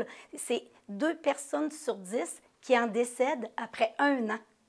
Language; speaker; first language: French; native; French